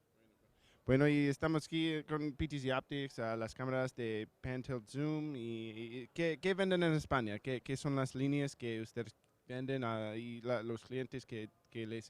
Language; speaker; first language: Spanish; non-native, learner; English